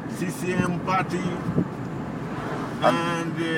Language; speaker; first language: English; non-native, local second language; Swahili